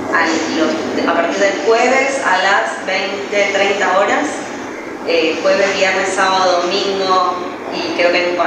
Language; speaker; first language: Spanish; native; Spanish